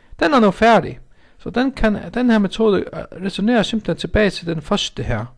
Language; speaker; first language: Danish; non-native, local second language; Faroese